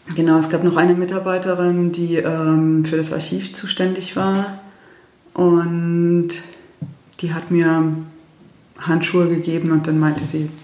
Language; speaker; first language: German; early bilingual, heritage; German